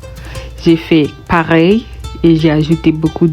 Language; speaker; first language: French; non-native, local second language; Haitian Creole